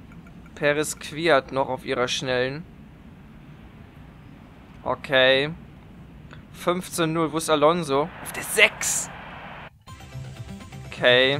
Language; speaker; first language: German; native; German